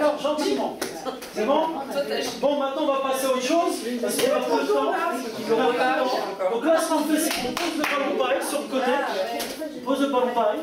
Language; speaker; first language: French; native; French